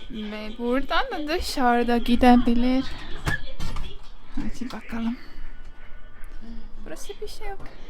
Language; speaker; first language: Turkish; non-native, learner; Estonian